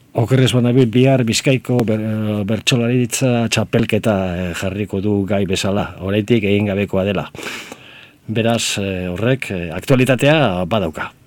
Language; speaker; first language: Basque; native; Basque